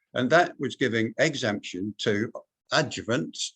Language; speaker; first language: English; native; English